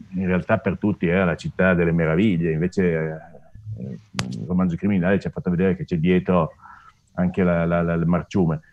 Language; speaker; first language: Italian; native; Italian